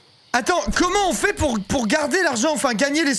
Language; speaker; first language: French; native; French